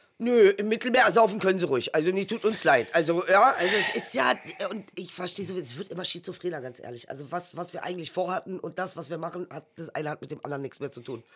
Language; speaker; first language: German; early bilingual, other home language; Turkish